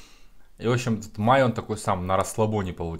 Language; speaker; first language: Russian; native; Russian